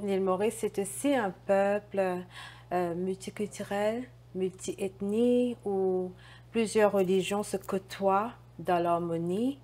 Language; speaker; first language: French; non-native, local second language; Morisyen